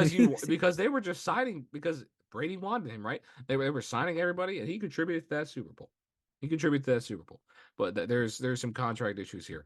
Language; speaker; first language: English; native; English